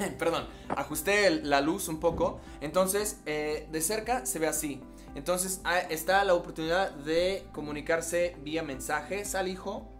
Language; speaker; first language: Spanish; non-native, fluent; English